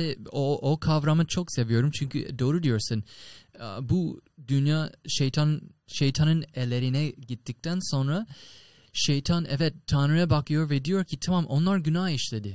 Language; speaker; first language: Turkish; non-native, fluent; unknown